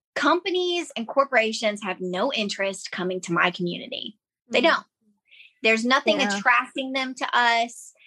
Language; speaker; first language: English; native; English